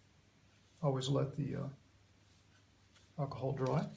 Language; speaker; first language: English; native; English